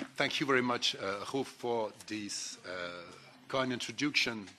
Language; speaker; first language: English; non-native, fluent; French